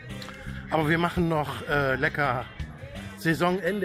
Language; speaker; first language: German; native; German